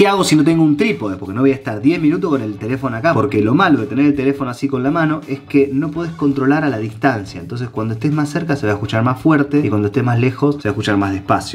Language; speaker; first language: Spanish; native; Spanish